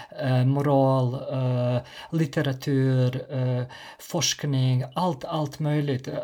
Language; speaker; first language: Swedish; non-native, fluent; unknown